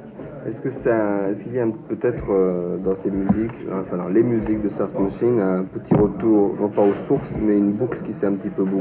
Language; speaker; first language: French; native; French